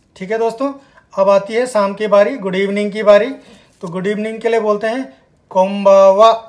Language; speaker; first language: Hindi; native; Hindi